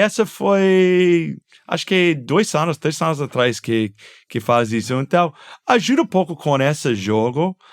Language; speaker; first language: Portuguese; non-native, fluent; English